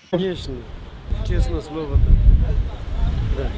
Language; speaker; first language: Russian; non-native, learner; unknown